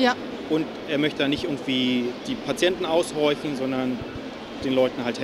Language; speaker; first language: German; native; German